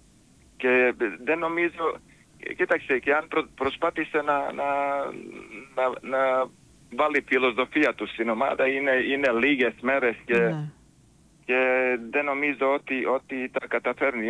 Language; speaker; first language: Greek; non-native, fluent; Serbian